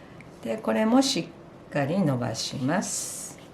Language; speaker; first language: Japanese; native; Japanese